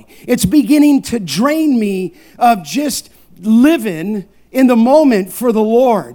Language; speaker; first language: English; native; English